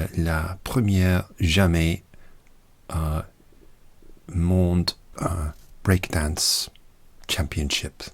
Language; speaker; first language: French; non-native, learner; English